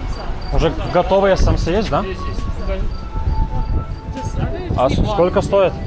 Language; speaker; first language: Russian; non-native, learner; Lithuanian